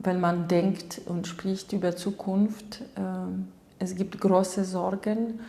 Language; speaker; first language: German; non-native, fluent; Russian